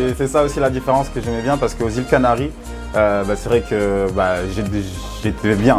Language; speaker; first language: French; native; French